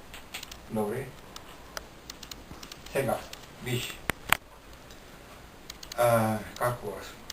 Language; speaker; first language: Bulgarian; non-native, learner; Finnish